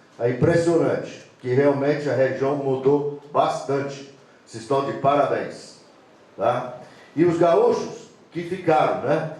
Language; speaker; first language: Portuguese; non-native, fluent; English